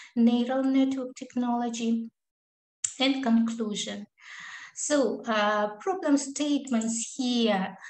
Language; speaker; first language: English; non-native, learner; Kazakh